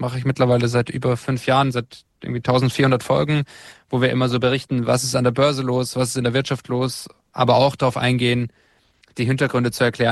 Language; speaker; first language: German; native; German